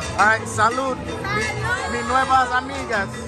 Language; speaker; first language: Spanish; non-native, learner; English